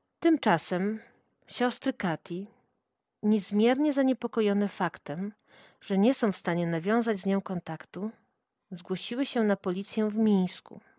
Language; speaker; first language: Polish; native; Polish